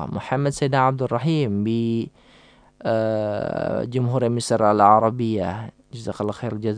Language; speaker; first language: Arabic; non-native, fluent; Indonesian